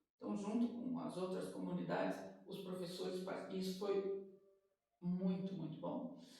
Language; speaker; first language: Portuguese; native; Portuguese